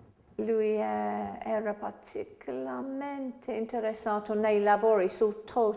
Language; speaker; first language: Italian; non-native, fluent; English